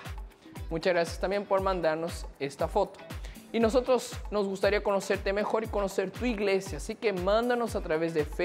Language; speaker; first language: Spanish; native; Spanish